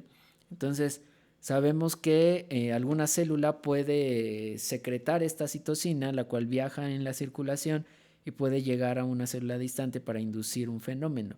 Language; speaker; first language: Spanish; native; Spanish